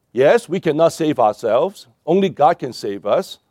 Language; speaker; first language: English; non-native, local second language; Cantonese